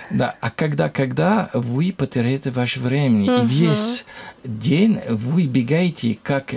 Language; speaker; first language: Russian; non-native, learner; French